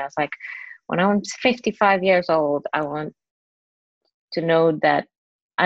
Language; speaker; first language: English; non-native, local second language; Cantonese